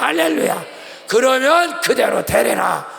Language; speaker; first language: Korean; native; Korean